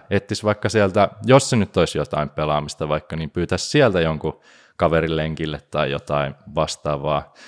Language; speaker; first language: Finnish; native; Finnish